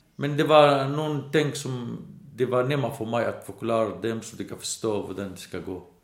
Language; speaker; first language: Danish; non-native, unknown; Arabic